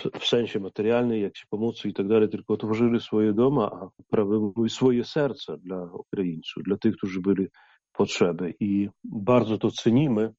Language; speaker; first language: Polish; non-native, fluent; Ukrainian